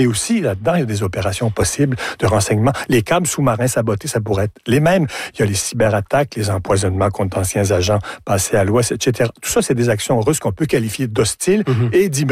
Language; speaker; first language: French; native; French